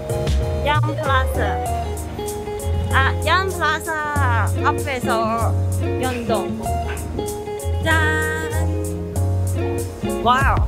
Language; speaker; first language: Korean; non-native, learner; Cantonese